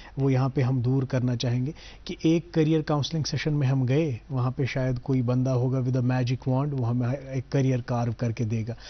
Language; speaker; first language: Hindi; non-native, local second language; Kashmiri